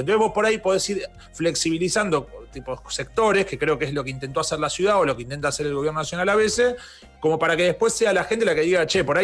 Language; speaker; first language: Spanish; native; Spanish